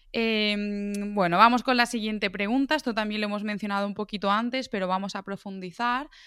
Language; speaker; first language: Spanish; native; Spanish